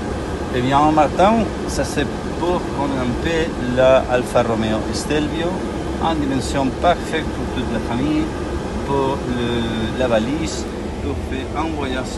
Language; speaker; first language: French; non-native, learner; Spanish